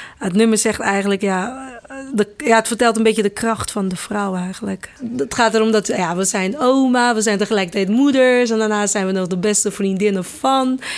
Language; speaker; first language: Dutch; non-native, fluent; Kabuverdianu